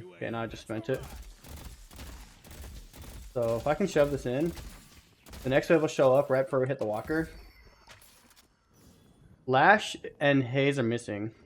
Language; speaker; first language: English; native; English